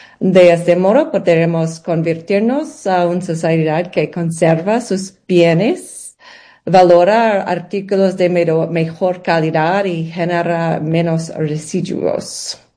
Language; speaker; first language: Spanish; non-native, learner; English